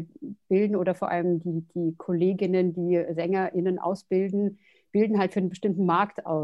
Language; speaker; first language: German; native; German